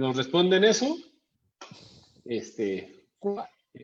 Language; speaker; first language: Spanish; native; Spanish